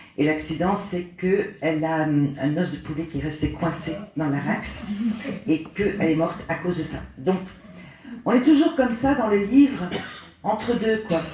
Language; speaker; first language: French; native; French